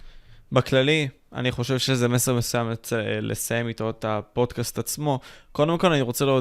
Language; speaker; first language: Hebrew; native; Hebrew